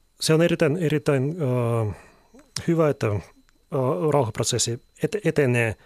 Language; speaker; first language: Finnish; non-native, fluent; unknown